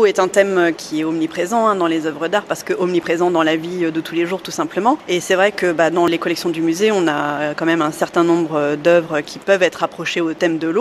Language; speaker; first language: French; native; French